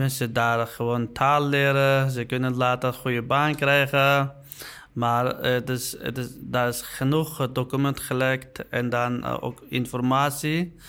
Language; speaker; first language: Dutch; non-native, learner; Uyghur